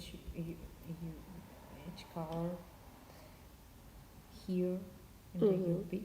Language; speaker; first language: English; non-native, learner; Russian